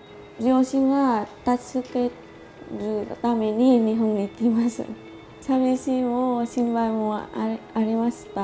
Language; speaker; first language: Japanese; non-native, learner; Vietnamese